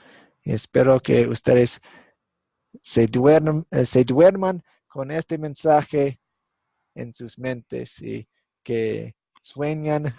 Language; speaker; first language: Spanish; non-native, fluent; English